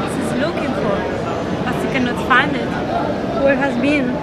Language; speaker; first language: English; non-native, learner; Spanish